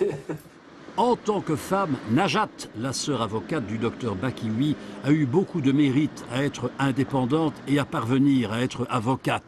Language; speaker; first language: French; native; French